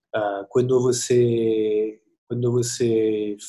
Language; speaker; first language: Portuguese; non-native, learner; French